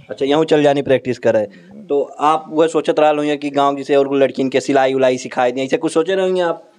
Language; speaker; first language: Hindi; native; Hindi